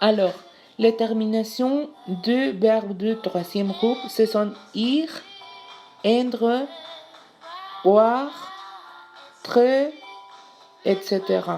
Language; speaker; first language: French; non-native, learner; Spanish